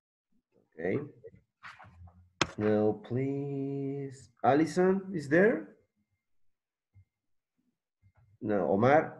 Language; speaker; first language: English; non-native, learner; Spanish